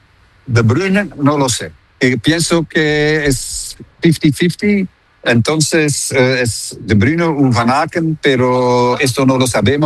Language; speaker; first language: Spanish; non-native, fluent; Dutch